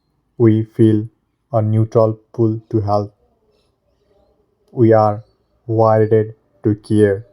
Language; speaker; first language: English; non-native, fluent; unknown